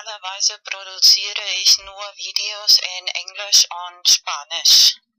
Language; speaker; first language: German; non-native, fluent; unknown